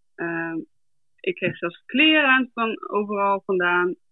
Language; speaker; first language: Dutch; native; Dutch